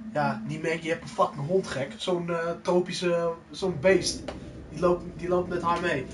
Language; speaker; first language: Dutch; native; Dutch